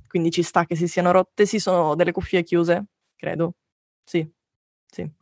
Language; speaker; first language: Italian; native; Italian